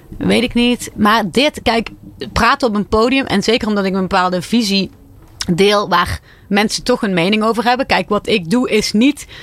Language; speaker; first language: Dutch; native; Dutch